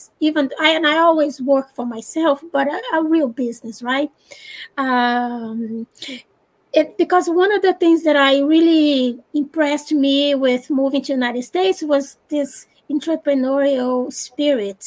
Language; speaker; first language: English; non-native, fluent; Portuguese